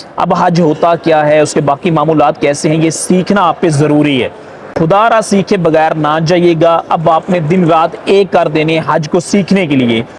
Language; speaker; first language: Urdu; non-native, local second language; Punjabi